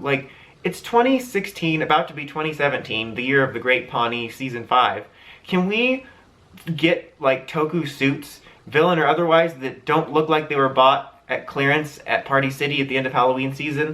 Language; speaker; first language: English; native; English